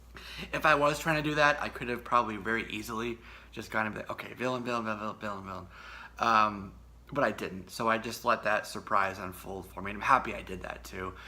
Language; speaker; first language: English; native; English